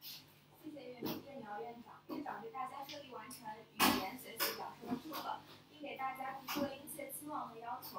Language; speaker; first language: Chinese; native; Chinese